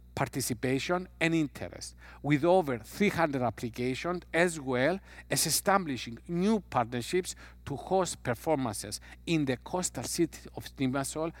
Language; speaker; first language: English; non-native, fluent; Greek